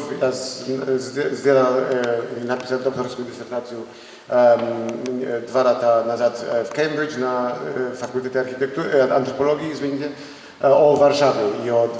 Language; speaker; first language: Russian; non-native, learner; Polish